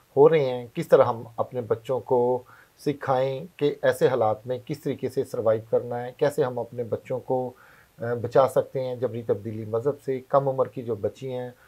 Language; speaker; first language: Urdu; non-native, local second language; Punjabi